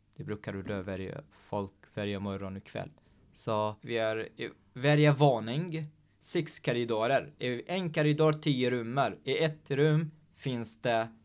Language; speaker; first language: Swedish; non-native, fluent; Arabic